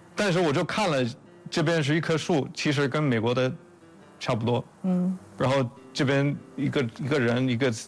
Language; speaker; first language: Chinese; non-native, fluent; English